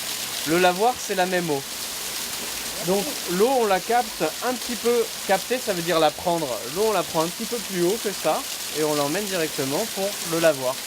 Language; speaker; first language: French; native; French